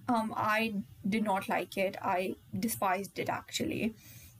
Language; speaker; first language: English; non-native, local second language; Hindi